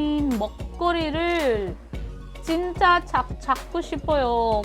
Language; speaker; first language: Korean; non-native, fluent; Filipino